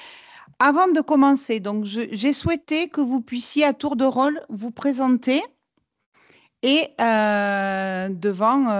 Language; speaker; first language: French; native; French